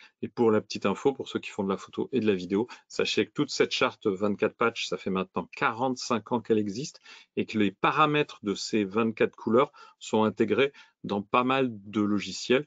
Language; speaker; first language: French; native; French